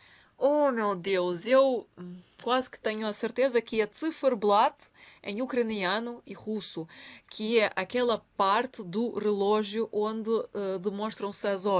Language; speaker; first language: Portuguese; non-native, fluent; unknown